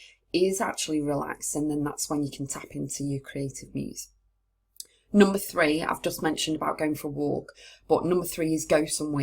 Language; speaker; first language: English; native; English